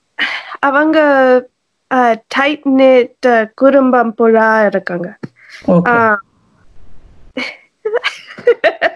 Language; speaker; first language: Tamil; non-native, learner; English